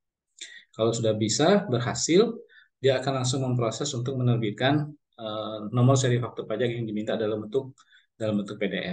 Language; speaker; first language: Indonesian; native; Indonesian